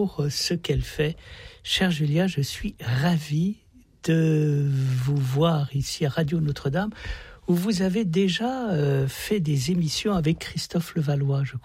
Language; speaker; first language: French; native; French